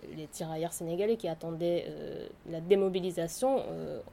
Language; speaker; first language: French; non-native, fluent; Japanese